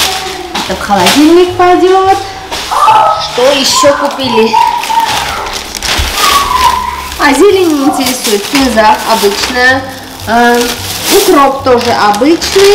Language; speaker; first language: Russian; non-native, fluent; Armenian